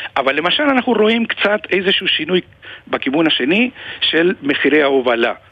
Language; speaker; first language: Hebrew; non-native, fluent; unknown